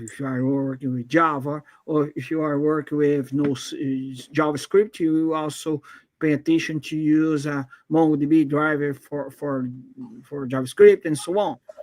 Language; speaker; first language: English; non-native, fluent; Portuguese